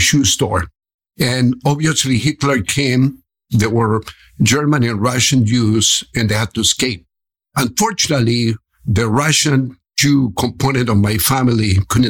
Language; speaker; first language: English; non-native, fluent; Spanish